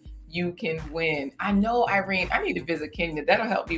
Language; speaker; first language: English; native; English